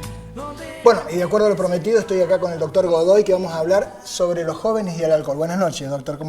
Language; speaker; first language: Spanish; native; Spanish